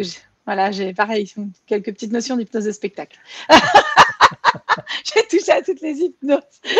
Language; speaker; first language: French; native; French